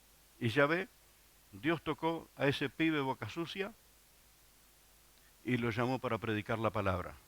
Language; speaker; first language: Spanish; native; Spanish